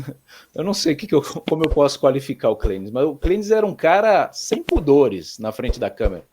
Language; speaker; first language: Portuguese; native; Portuguese